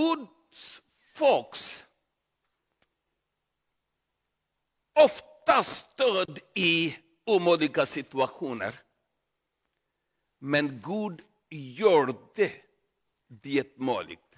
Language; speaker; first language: Swedish; non-native, learner; Urdu